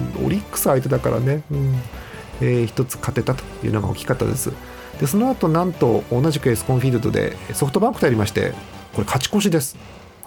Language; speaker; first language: Japanese; native; Japanese